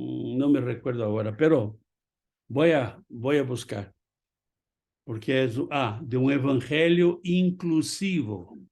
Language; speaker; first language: Spanish; non-native, fluent; Portuguese